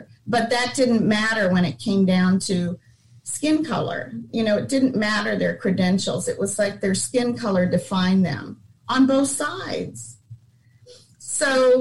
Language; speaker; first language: English; native; English